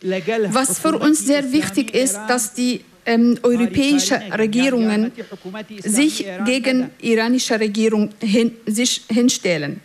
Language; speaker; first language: German; non-native, fluent; Central Kurdish